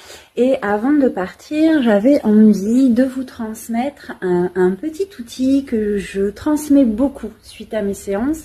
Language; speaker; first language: French; native; French